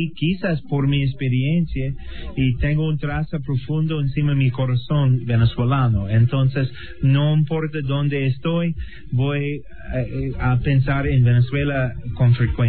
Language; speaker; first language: Spanish; non-native, learner; English